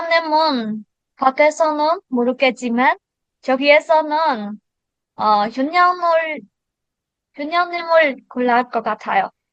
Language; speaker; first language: Korean; non-native, learner; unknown